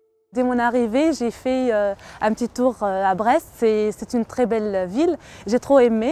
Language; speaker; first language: French; non-native, local second language; Arabic